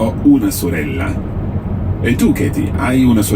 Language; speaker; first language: Italian; non-native, fluent; English